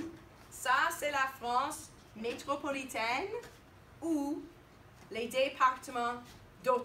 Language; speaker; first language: French; non-native, fluent; English